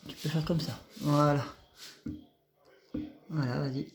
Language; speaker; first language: French; native; French